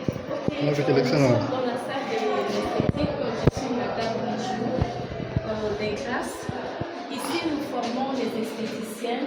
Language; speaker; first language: French; non-native, local second language; Lingala